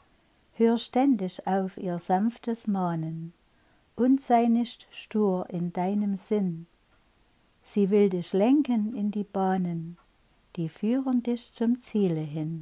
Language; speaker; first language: German; native; German